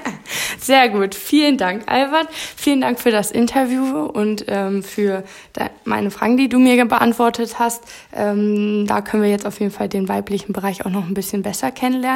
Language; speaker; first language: German; native; German